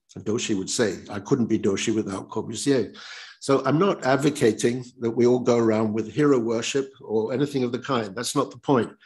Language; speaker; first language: English; native; English